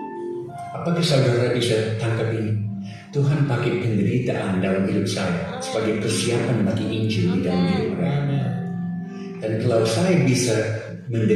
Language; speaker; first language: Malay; non-native, fluent; English